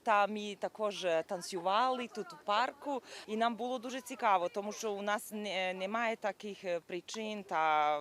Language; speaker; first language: Ukrainian; non-native, learner; Serbian